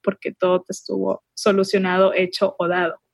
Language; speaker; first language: Spanish; native; Spanish